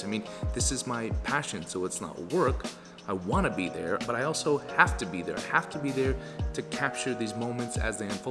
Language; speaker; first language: English; native; English